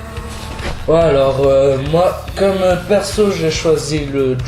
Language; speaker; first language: French; native; French